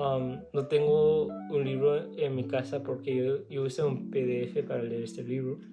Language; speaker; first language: Spanish; non-native, learner; English